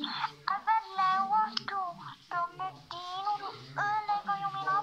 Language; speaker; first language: Danish; native; Danish